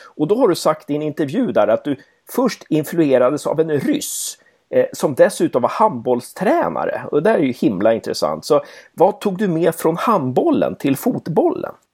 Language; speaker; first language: Swedish; native; Swedish